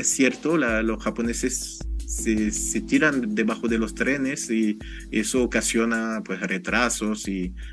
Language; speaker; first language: Spanish; non-native, fluent; French